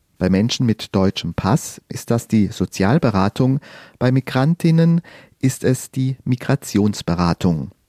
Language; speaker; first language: German; native; German